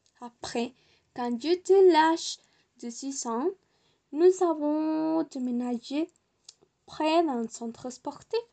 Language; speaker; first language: French; non-native, learner; Spanish